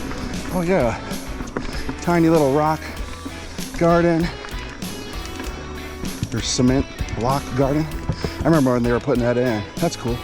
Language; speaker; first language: English; native; English